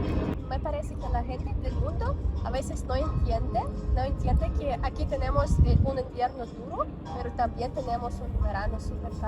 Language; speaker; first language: Spanish; non-native, fluent; Russian